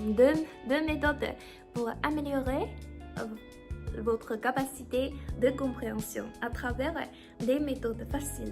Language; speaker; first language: French; non-native, learner; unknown